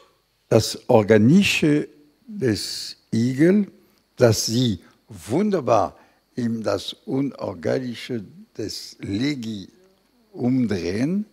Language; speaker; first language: German; non-native, fluent; French